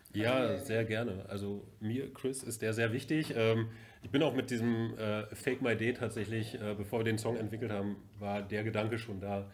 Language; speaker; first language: German; native; German